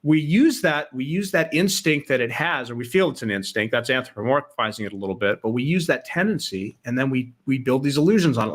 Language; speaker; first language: English; native; English